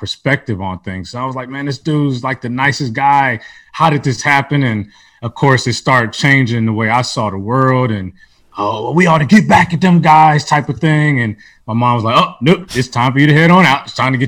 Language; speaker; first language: English; native; English